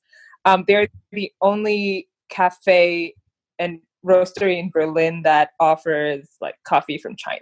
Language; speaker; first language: English; non-native, local second language; Filipino